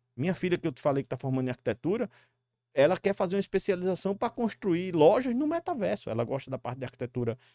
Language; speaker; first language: Portuguese; native; Portuguese